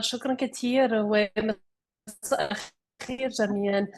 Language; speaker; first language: Arabic; non-native, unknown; English